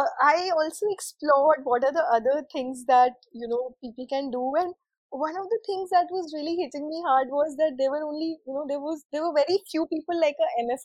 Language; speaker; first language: English; non-native, local second language; Hindi